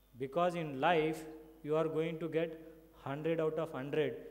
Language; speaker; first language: English; non-native, local second language; Marathi